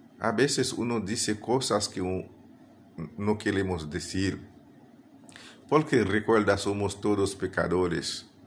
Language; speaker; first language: Spanish; non-native, fluent; Haitian Creole